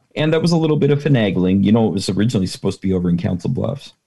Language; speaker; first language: English; native; English